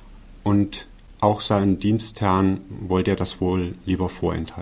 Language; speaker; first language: German; native; German